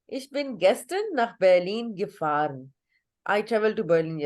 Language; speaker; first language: German; non-native, fluent; Urdu